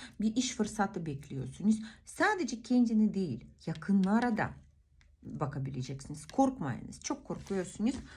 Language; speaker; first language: Turkish; non-native, fluent; Russian